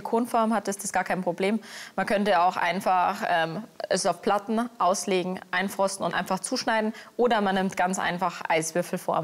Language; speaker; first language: German; native; German